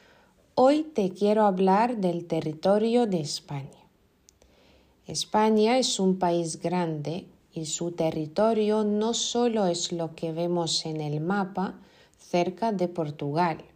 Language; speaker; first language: Spanish; non-native, fluent; Lithuanian